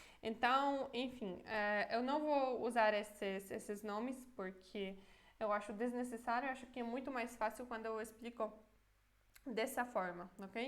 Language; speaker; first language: Portuguese; non-native, fluent; Polish